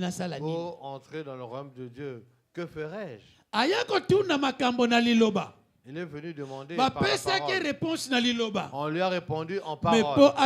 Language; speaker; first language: French; non-native, local second language; Lingala